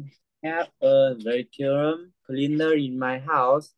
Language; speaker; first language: English; non-native, learner; Vietnamese